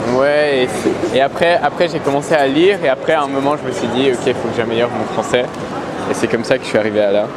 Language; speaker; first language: French; early bilingual, other home language; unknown